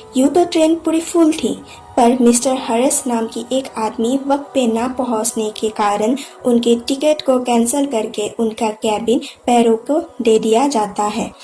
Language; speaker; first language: Hindi; non-native, local second language; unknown